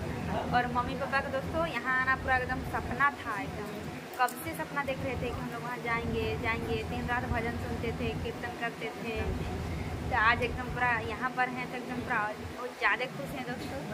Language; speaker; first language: Hindi; native; Hindi